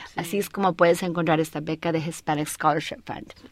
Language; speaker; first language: Spanish; early bilingual, heritage; Spanish